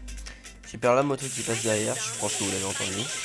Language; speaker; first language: French; native; French